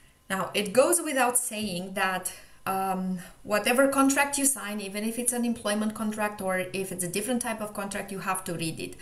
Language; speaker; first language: English; non-native, fluent; Romanian